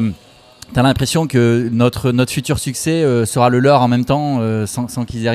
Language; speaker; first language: French; native; French